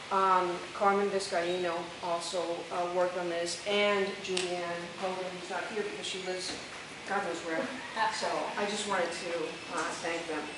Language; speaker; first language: English; early bilingual, other home language; Spanish